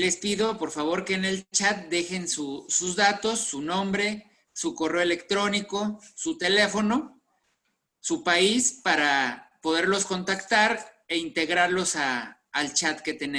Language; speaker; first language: Spanish; native; Spanish